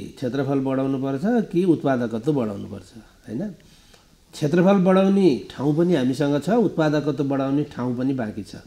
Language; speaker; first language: Nepali; native; Nepali